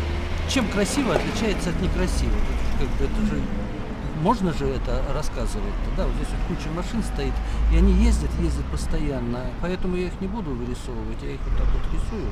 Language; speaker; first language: Russian; native; Russian